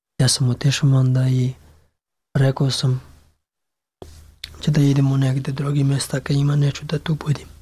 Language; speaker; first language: Serbian; non-native, learner; Pashto